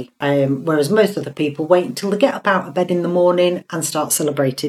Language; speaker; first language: English; native; English